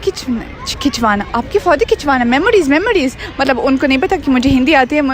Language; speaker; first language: Hindi; non-native, fluent; Russian